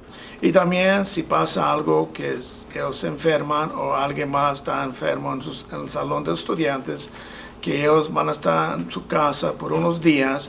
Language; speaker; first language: Spanish; non-native, fluent; English